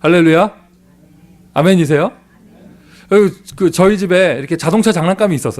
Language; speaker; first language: Korean; native; Korean